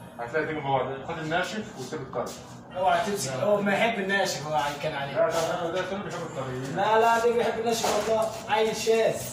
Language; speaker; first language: Arabic; non-native, learner; Filipino